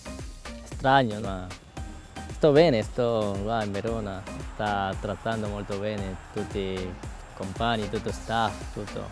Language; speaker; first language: Italian; non-native, learner; Korean